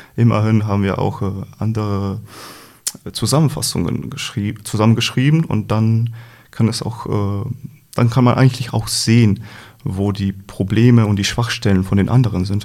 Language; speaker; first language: German; non-native, fluent; Slovenian